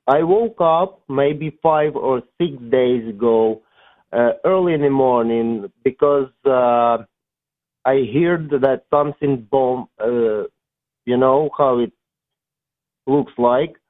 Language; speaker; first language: English; non-native, learner; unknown